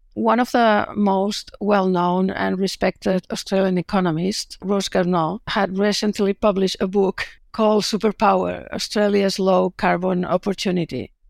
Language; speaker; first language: English; non-native, fluent; Catalan